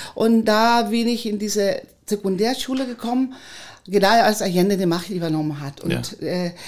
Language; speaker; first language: German; non-native, fluent; Spanish